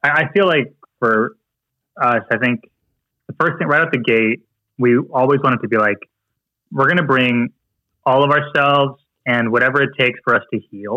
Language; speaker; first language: English; native; English